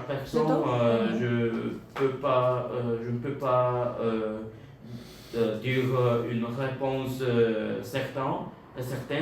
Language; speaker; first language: French; non-native, learner; Bulgarian